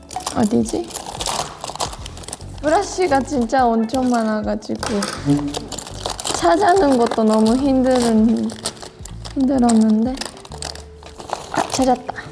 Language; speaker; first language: Korean; non-native, fluent; Japanese